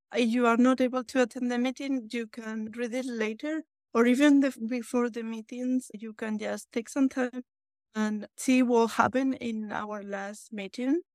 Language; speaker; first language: English; non-native, fluent; Spanish